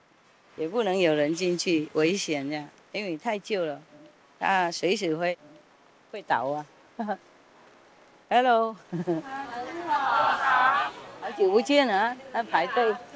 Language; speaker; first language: Chinese; non-native, fluent; Vietnamese